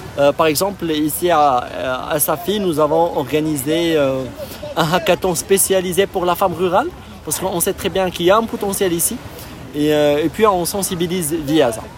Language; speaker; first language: French; non-native, local second language; Arabic